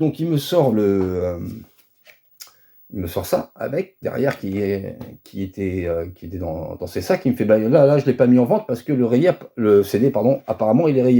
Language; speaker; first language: French; native; French